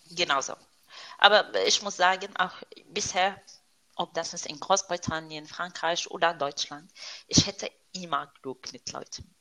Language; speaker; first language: German; non-native, fluent; Arabic